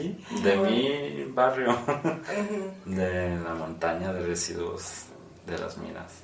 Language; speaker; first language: Spanish; non-native, fluent; Polish